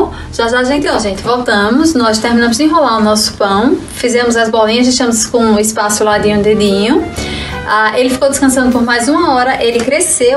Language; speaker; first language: Portuguese; native; Portuguese